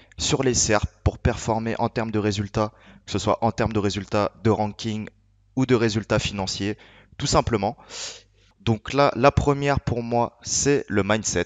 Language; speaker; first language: French; native; French